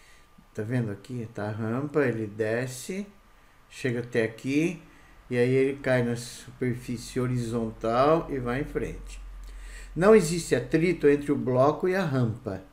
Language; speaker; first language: Portuguese; native; Portuguese